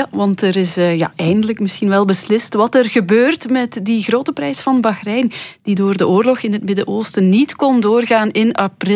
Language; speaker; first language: Dutch; native; Dutch